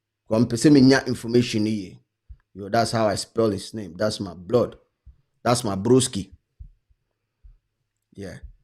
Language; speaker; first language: English; non-native, local second language; Akan